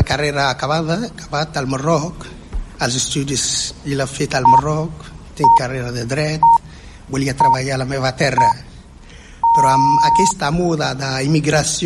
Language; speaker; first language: Catalan; non-native, fluent; Berber languages